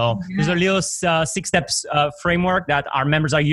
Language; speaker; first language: English; non-native, fluent; French